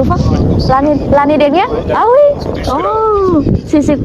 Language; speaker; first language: French; non-native, learner; Vietnamese